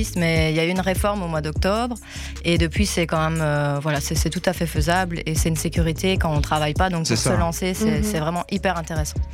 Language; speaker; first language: French; native; French